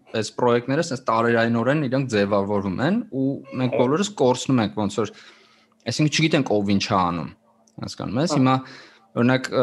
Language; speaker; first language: Armenian; native; Armenian